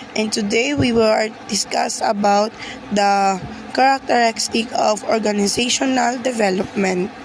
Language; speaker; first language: English; non-native, local second language; Filipino